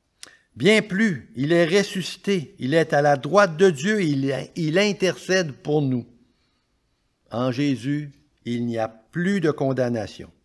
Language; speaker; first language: French; native; French